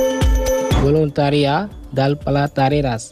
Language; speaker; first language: Catalan; non-native, learner; Spanish